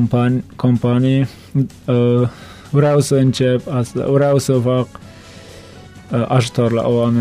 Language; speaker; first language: Romanian; non-native, learner; Turkmen